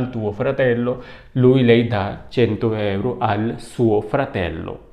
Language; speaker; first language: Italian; non-native, fluent; Urdu